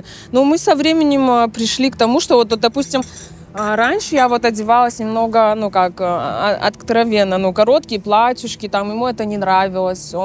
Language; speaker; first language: Russian; native; Russian